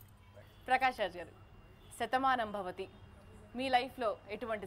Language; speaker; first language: Telugu; native; Telugu